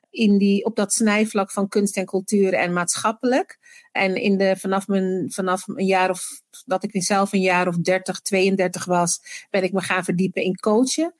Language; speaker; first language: Dutch; early bilingual, other home language; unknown